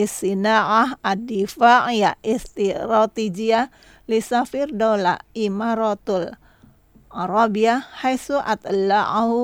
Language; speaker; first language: Arabic; non-native, fluent; Indonesian